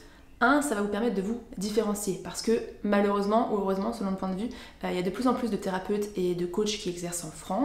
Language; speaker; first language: French; native; French